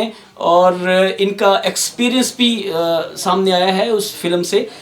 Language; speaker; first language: Urdu; non-native, local second language; Punjabi